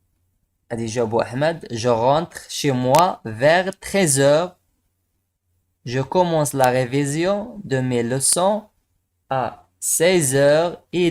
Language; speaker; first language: French; non-native, local second language; Arabic